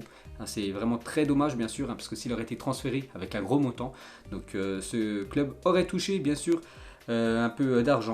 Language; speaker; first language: French; native; French